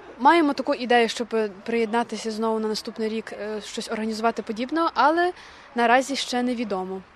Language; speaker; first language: Ukrainian; native; Ukrainian